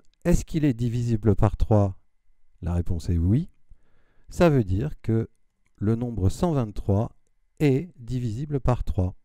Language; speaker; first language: French; native; French